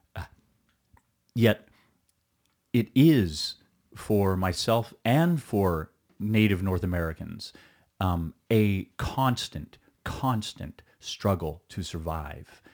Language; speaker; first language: English; early bilingual, other home language; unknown